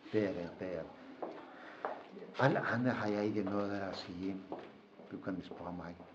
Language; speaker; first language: Danish; non-native, fluent; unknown